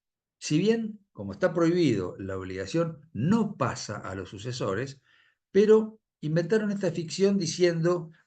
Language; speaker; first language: Spanish; native; Spanish